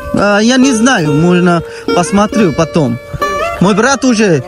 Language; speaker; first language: Russian; non-native, learner; Bangla